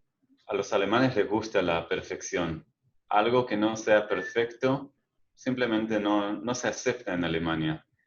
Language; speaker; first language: Spanish; non-native, fluent; Hebrew